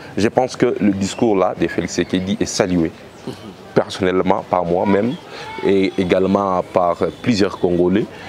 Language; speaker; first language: French; non-native, local second language; Swahili